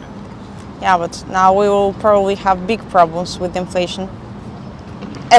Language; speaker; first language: English; non-native, fluent; Spanish